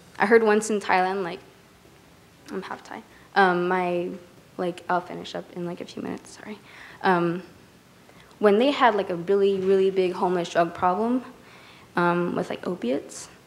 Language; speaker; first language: English; native; English